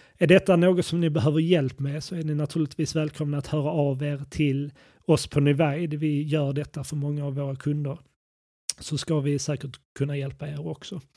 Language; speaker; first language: Swedish; native; Swedish